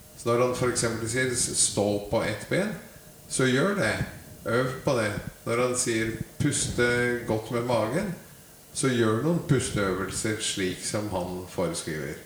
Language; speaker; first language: Norwegian; native; Norwegian